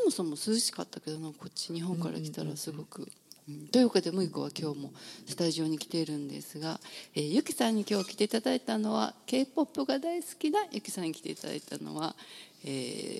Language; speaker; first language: Japanese; native; Japanese